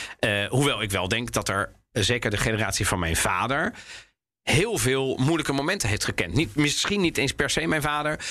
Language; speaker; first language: Dutch; early bilingual, other home language; Italian